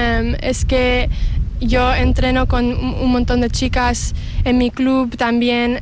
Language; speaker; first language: Spanish; early bilingual, heritage; English